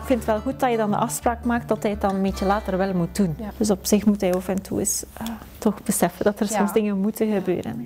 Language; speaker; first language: Dutch; native; Dutch